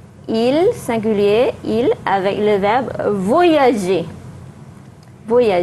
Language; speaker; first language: French; non-native, fluent; Malay